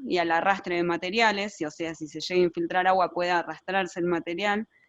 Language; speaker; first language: Spanish; native; Spanish